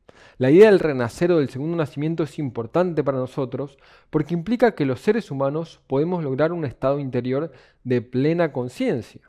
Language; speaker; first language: Spanish; native; Spanish